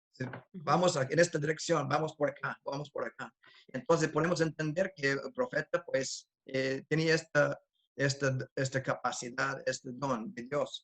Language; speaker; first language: Spanish; non-native, fluent; English